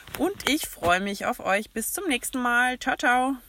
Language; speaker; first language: German; native; German